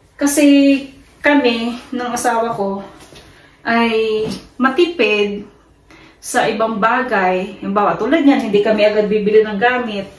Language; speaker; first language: Filipino; native; Filipino